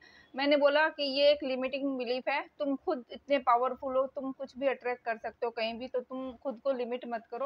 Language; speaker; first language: Hindi; native; Hindi